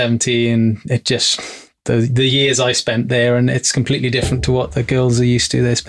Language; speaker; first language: English; native; English